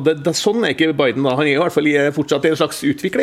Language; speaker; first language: Norwegian; native; Norwegian